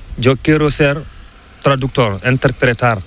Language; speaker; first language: Spanish; non-native, learner; Fula